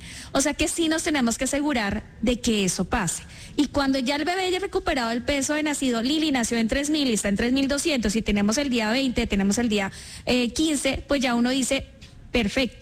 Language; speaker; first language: Spanish; native; Spanish